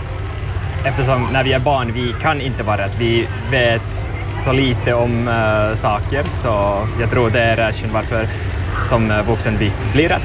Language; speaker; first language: Swedish; non-native, learner; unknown